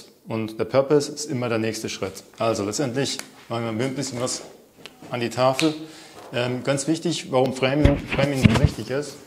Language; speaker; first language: German; native; German